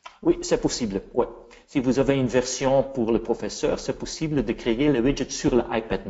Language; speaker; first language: French; non-native, fluent; Dutch